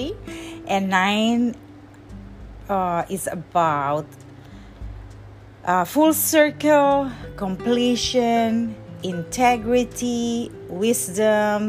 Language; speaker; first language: English; non-native, local second language; Filipino